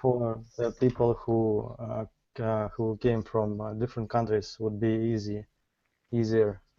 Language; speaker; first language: English; non-native, learner; Russian